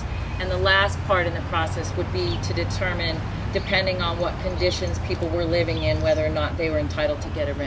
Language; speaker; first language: English; native; English